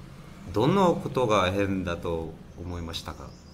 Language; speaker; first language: Japanese; non-native, learner; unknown